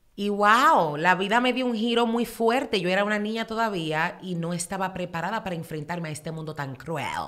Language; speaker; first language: Spanish; early bilingual, heritage; Spanish